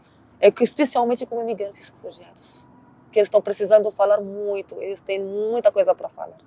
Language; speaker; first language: Portuguese; non-native, learner; Arabic